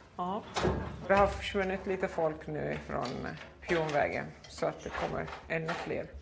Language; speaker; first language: Swedish; non-native, fluent; Arabic